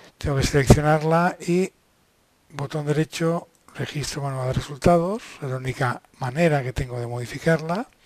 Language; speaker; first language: Spanish; non-native, local second language; Catalan